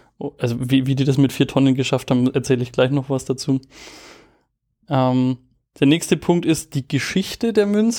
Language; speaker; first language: German; native; German